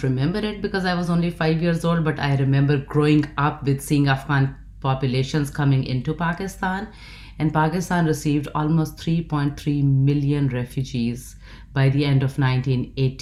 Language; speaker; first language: English; non-native, local second language; Urdu